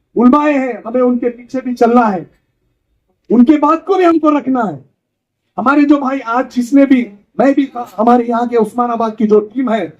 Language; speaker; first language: Hindi; native; Hindi